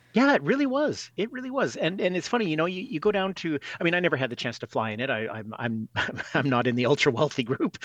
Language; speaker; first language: English; native; English